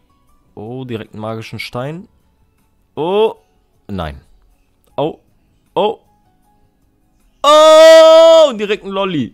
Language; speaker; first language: German; native; German